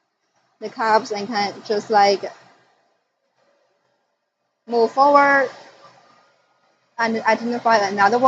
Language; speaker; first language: English; non-native, fluent; Chinese